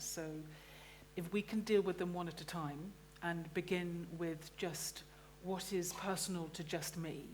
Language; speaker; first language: English; native; English